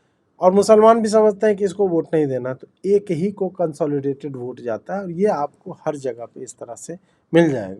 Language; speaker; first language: Hindi; native; Hindi